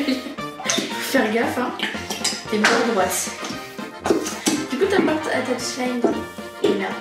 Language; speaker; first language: French; native; French